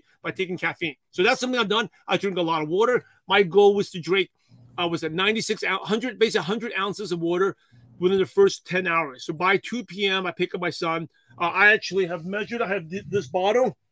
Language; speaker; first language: English; early bilingual, other home language; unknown